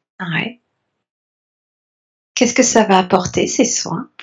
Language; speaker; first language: French; native; French